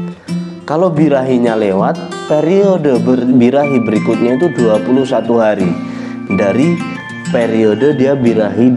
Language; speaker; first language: Indonesian; non-native, local second language; Javanese